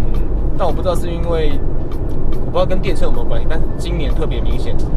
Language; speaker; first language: Chinese; native; Chinese